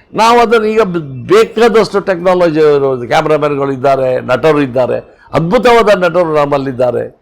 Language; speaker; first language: Kannada; non-native, local second language; Konkani